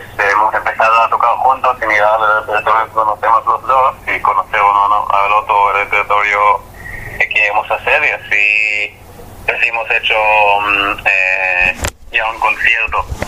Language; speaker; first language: Spanish; non-native, fluent; Hebrew